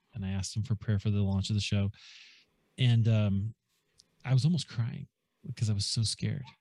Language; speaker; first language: English; native; English